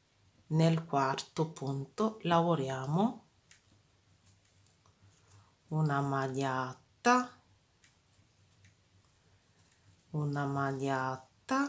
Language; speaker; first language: Italian; non-native, fluent; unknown